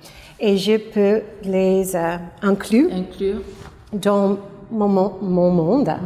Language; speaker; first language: French; non-native, fluent; English